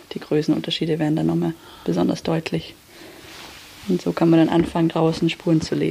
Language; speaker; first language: German; native; German